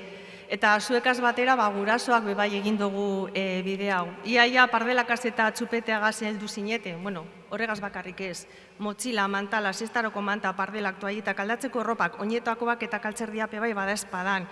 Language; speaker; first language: Basque; native; Basque